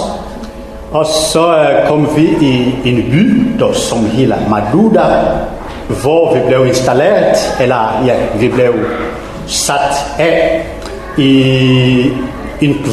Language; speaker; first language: Danish; non-native, fluent; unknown